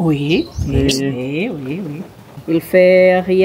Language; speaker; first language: French; non-native, learner; Portuguese